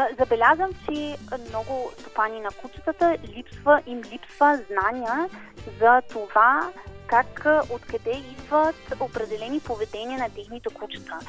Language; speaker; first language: Bulgarian; non-native, fluent; German